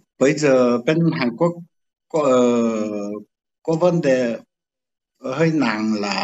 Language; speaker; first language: Vietnamese; non-native, learner; Korean